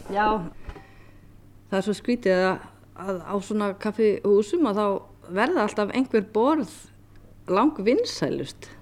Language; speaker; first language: Icelandic; native; Icelandic